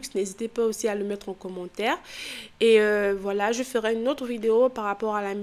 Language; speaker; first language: French; native; French